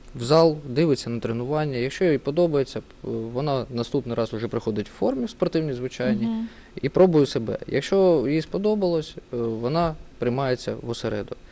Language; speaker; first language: Ukrainian; non-native, local second language; Russian